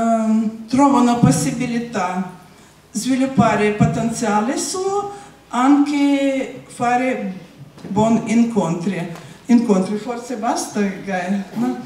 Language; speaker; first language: Italian; non-native, learner; Russian